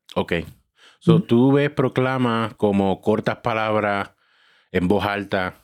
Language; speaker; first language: Spanish; early bilingual, heritage; Spanish